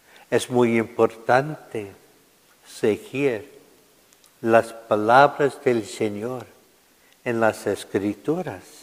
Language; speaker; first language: Spanish; non-native, learner; English